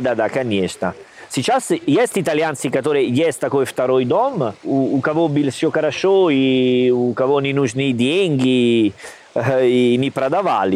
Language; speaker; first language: Russian; non-native, learner; Italian